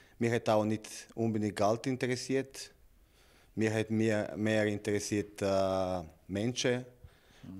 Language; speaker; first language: German; non-native, learner; Serbian